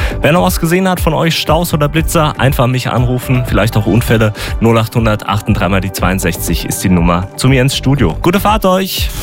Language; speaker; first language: German; native; German